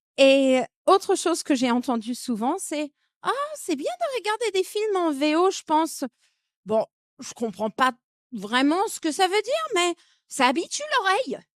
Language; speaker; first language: French; non-native, fluent; English